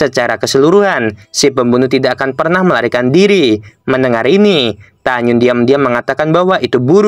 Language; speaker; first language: Indonesian; native; Indonesian